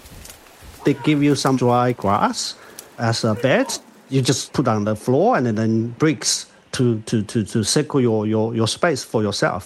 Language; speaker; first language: English; non-native, fluent; Chinese